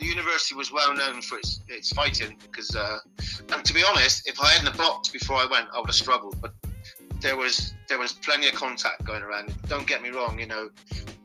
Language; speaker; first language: English; native; English